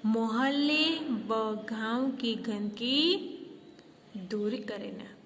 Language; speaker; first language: Hindi; non-native, local second language; Gujarati